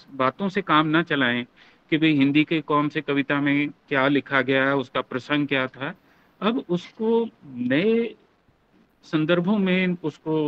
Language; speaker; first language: Hindi; native; Hindi